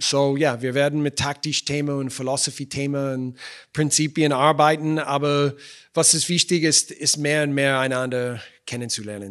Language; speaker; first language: German; non-native, fluent; English